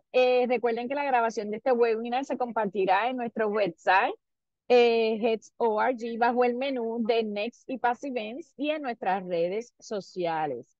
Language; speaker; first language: Spanish; native; Spanish